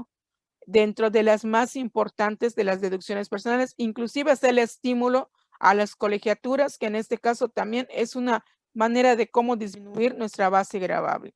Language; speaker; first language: Spanish; native; Spanish